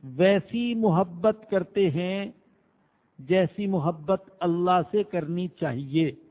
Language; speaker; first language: Urdu; non-native, local second language; Punjabi